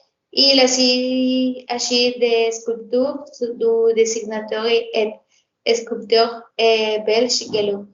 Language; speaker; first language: French; non-native, learner; Spanish